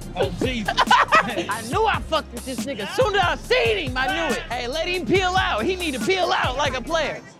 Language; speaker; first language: English; native; English